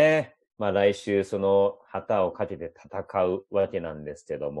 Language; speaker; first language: Japanese; native; Japanese